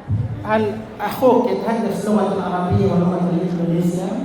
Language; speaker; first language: Arabic; non-native, fluent; Indonesian